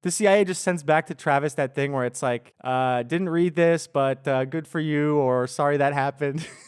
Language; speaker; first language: English; native; English